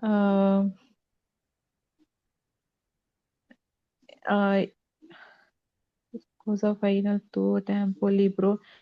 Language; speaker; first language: Italian; non-native, learner; Punjabi